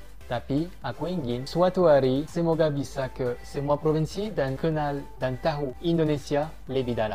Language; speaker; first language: Indonesian; non-native, fluent; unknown